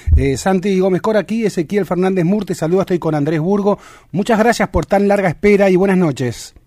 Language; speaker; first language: Spanish; native; Spanish